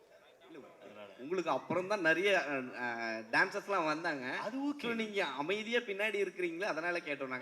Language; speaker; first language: Tamil; native; Tamil